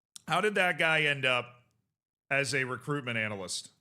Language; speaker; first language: English; native; English